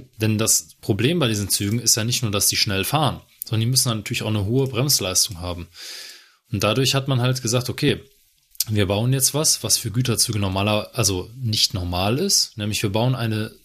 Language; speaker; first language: German; native; German